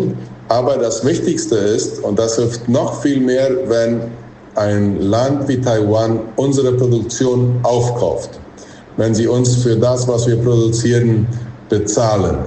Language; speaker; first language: German; non-native, local second language; Plautdietsch